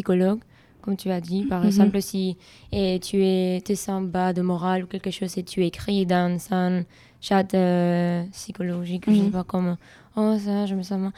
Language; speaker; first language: French; non-native, learner; Spanish